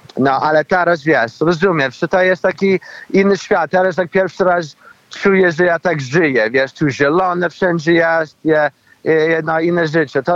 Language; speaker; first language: Polish; early bilingual, heritage; Polish